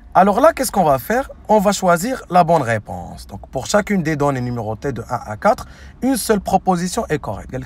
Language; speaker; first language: French; non-native, local second language; Arabic